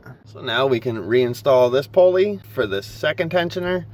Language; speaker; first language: English; native; English